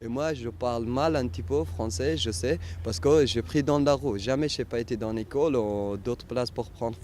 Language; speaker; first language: French; non-native, learner; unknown